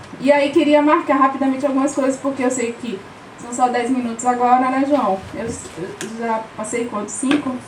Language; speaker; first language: Portuguese; native; Portuguese